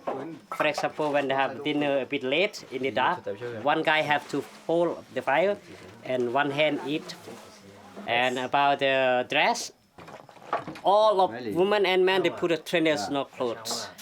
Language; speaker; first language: English; non-native, learner; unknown